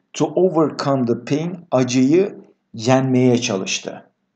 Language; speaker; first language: English; non-native, fluent; Turkish